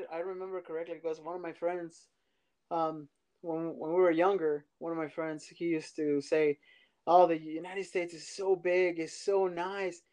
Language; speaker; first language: English; early bilingual, other home language; Spanish